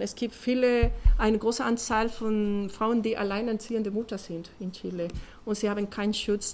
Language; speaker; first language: German; non-native, learner; Spanish